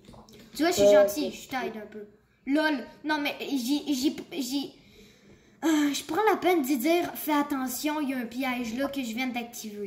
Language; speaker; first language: French; native; French